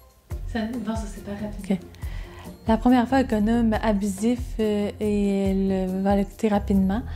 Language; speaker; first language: French; native; French